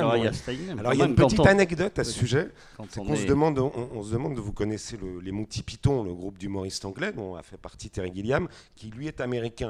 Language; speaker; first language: French; native; French